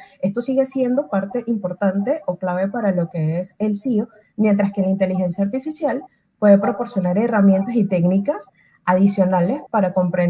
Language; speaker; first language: Spanish; native; Spanish